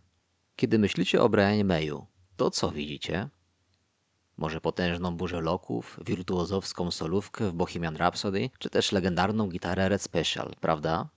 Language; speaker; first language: Polish; native; Polish